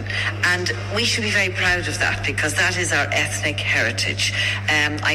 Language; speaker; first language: English; native; English